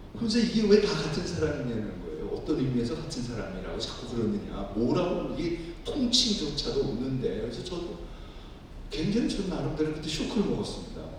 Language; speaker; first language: Korean; native; Korean